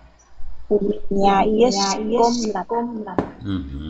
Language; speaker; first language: Russian; non-native, learner; Vietnamese